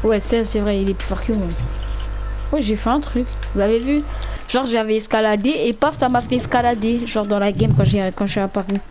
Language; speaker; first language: French; native; French